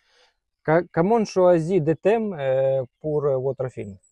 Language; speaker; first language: French; non-native, learner; Russian